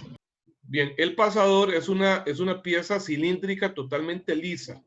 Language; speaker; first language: Spanish; native; Spanish